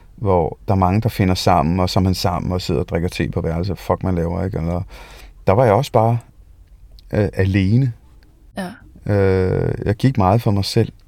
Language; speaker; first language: Danish; early bilingual, other home language; Hindi